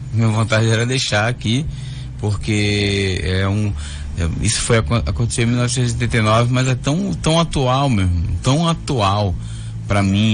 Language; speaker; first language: Portuguese; native; Portuguese